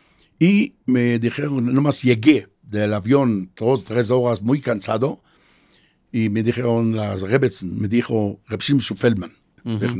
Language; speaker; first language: Spanish; non-native, fluent; Hebrew